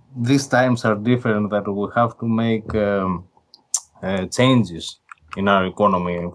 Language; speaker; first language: English; non-native, fluent; Greek